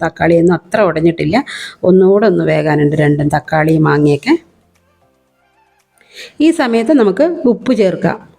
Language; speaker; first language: Malayalam; native; Malayalam